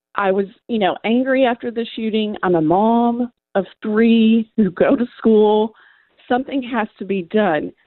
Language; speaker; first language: English; native; English